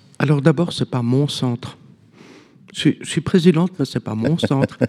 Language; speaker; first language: French; native; French